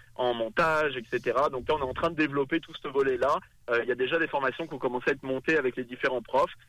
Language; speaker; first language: French; native; French